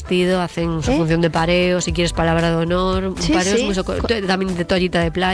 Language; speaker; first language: Spanish; native; Spanish